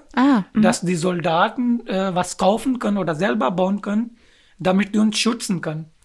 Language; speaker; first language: German; non-native, learner; Urdu